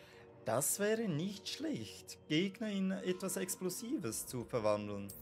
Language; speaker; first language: German; native; German